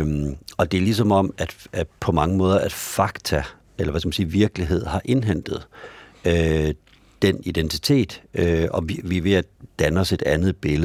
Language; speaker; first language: Danish; native; Danish